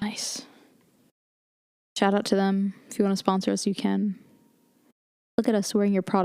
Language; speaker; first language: English; native; English